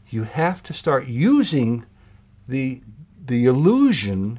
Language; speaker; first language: English; native; English